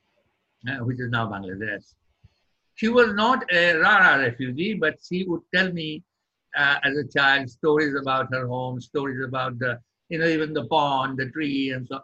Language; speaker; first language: English; non-native, local second language; Bangla